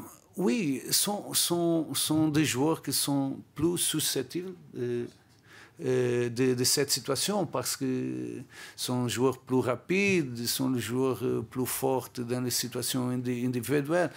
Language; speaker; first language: French; non-native, learner; Portuguese